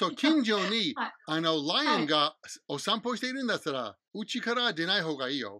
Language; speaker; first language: Japanese; non-native, fluent; English